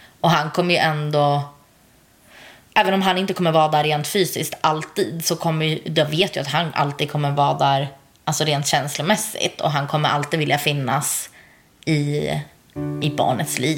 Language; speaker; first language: Swedish; native; Swedish